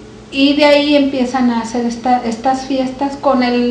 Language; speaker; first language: Spanish; native; Spanish